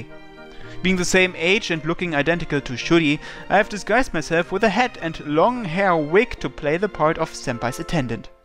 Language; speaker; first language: English; native; English